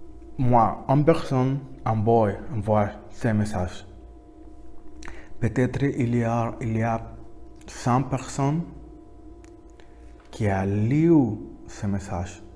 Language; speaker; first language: French; non-native, learner; Spanish